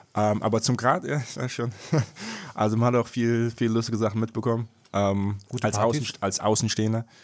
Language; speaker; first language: German; native; German